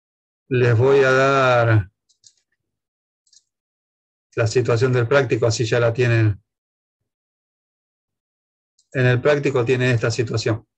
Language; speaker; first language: Spanish; native; Spanish